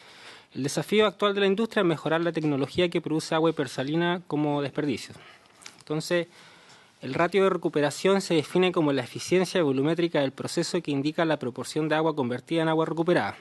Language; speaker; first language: Spanish; native; Spanish